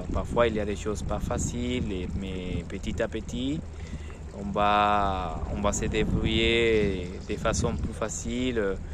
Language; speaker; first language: French; non-native, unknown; Spanish